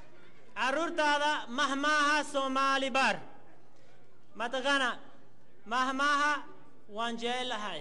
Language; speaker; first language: Somali; non-native, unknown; Spanish